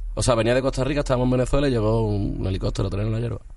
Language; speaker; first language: Spanish; native; Spanish